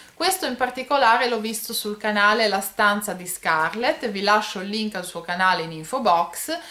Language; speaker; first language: Italian; native; Italian